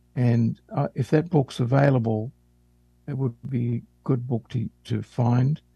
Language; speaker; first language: English; native; English